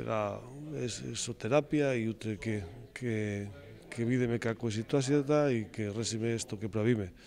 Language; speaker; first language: Macedonian; non-native, learner; Spanish